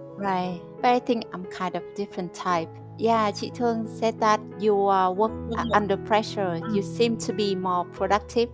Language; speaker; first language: English; non-native, fluent; Vietnamese